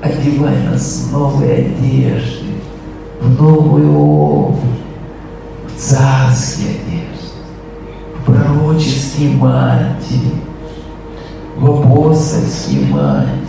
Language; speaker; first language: Russian; native; Russian